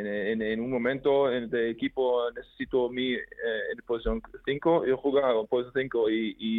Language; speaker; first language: Spanish; non-native, learner; German